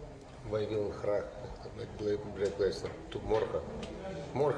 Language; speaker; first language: Dutch; non-native, learner; Russian